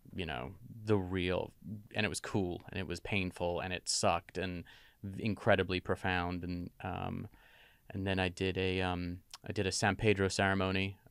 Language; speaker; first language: English; native; English